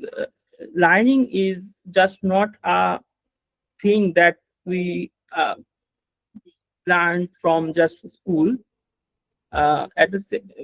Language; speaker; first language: English; non-native, learner; Bangla